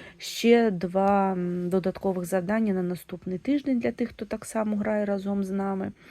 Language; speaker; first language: Ukrainian; non-native, local second language; Russian